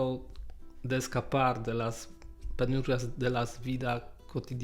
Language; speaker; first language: Spanish; non-native, learner; Polish